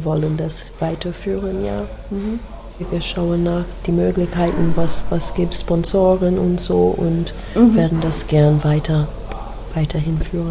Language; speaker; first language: German; non-native, learner; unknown